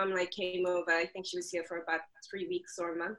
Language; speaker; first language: English; non-native, local second language; Xhosa